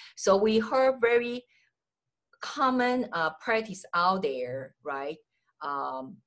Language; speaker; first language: English; non-native, fluent; Chinese